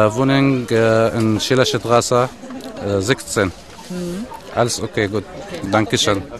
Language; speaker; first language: German; non-native, learner; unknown